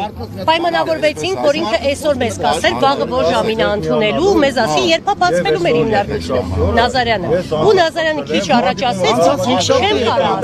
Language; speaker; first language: Armenian; native; Armenian